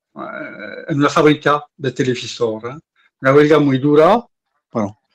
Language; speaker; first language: Spanish; non-native, fluent; Arabic